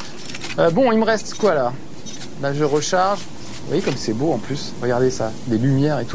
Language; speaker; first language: French; native; French